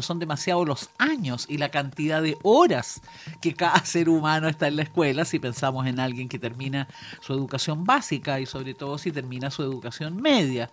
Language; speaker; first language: Spanish; native; Spanish